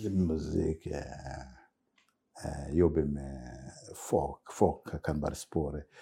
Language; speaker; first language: Norwegian; non-native, fluent; Swahili